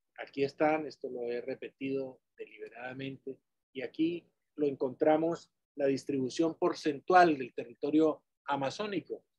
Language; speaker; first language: Spanish; native; Spanish